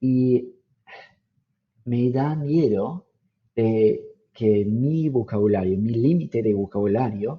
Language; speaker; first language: Spanish; non-native, fluent; English